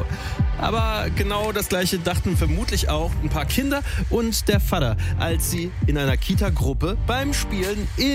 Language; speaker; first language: German; native; German